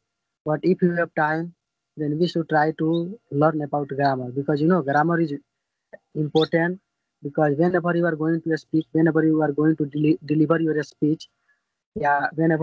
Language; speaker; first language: English; non-native, learner; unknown